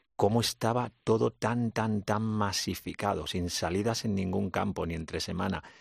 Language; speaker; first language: Spanish; native; Spanish